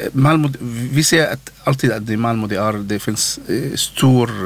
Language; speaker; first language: Swedish; non-native, learner; Arabic